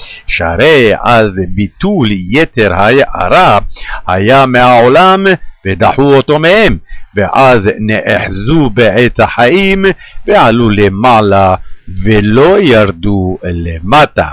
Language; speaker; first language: Hebrew; native; Hebrew